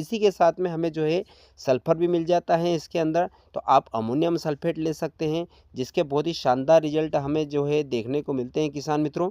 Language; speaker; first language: Hindi; native; Hindi